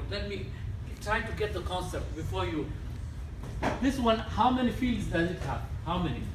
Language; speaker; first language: English; non-native, fluent; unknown